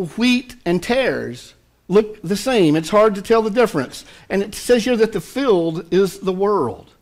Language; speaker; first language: English; native; English